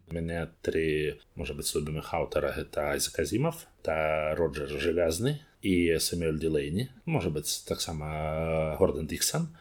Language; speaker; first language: Belarusian; non-native, learner; Russian